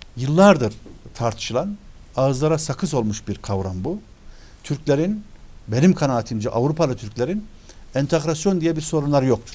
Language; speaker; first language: Turkish; early bilingual, other home language; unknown